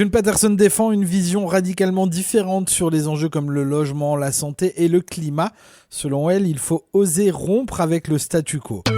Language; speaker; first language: French; native; French